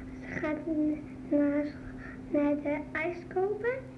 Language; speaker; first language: Dutch; early bilingual, other home language; Arabic